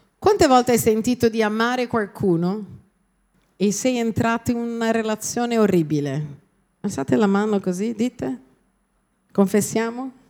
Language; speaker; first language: Italian; non-native, fluent; Portuguese